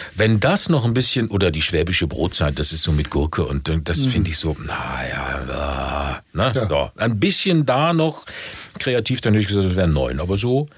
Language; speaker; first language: German; native; German